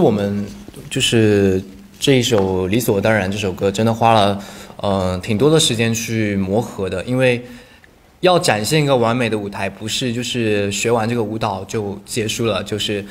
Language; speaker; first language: Chinese; native; Chinese